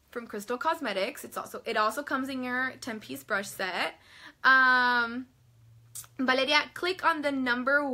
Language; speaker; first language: English; native; English